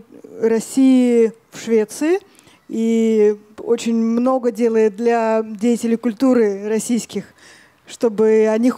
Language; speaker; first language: Russian; native; Russian